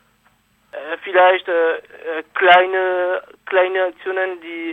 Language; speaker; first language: German; non-native, fluent; French